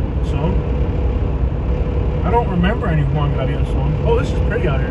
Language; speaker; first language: English; early bilingual, other home language; Spanish